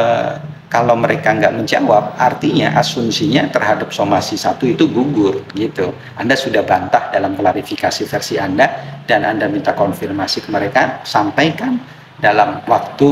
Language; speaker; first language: Indonesian; native; Indonesian